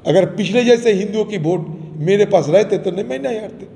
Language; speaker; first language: Hindi; non-native, local second language; Bangla